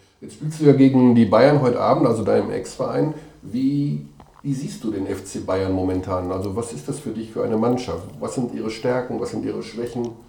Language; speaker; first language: German; native; German